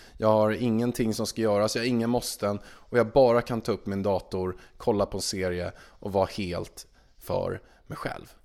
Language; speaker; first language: Swedish; early bilingual, other home language; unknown